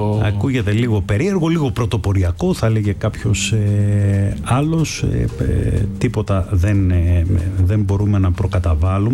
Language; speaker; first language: Greek; native; Greek